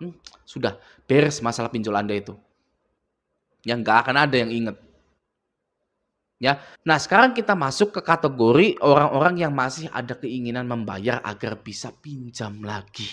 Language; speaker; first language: Indonesian; native; Indonesian